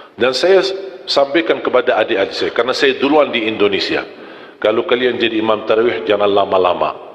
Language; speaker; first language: Indonesian; non-native, fluent; Arabic